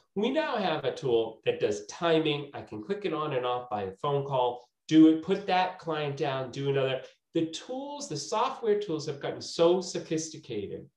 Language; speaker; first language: English; native; English